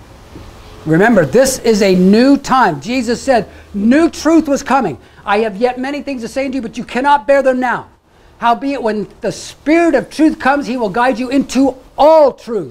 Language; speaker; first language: English; native; English